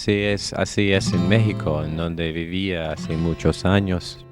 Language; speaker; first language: Spanish; non-native, learner; English